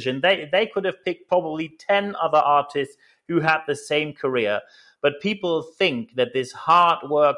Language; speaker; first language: English; non-native, fluent; German